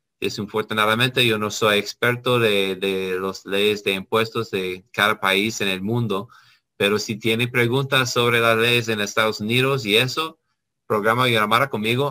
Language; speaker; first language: Spanish; non-native, learner; English